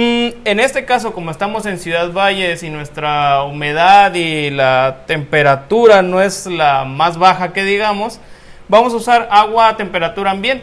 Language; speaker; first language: Spanish; native; Spanish